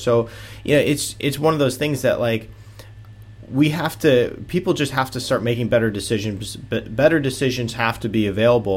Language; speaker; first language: English; native; English